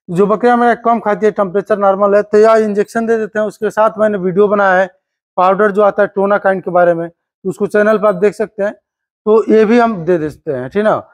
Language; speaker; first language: Hindi; native; Hindi